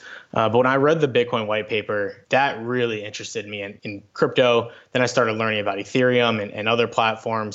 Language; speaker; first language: English; native; English